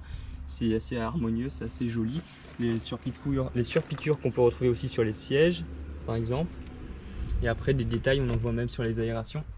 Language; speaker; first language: French; native; French